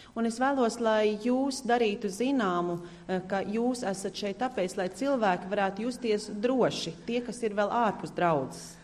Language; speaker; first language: Latvian; native; Latvian